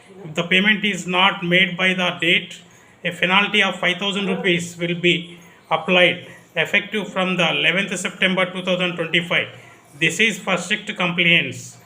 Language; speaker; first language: English; non-native, local second language; Telugu